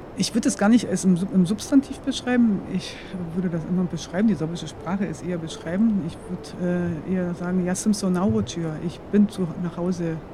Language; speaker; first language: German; non-native, local second language; Upper Sorbian